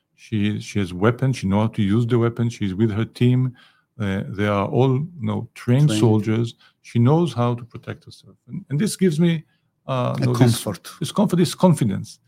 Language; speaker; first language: English; non-native, fluent; Hebrew